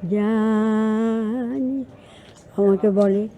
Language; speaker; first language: Bangla; native; Bangla